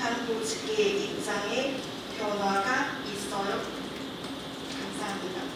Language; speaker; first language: Korean; non-native, fluent; Chinese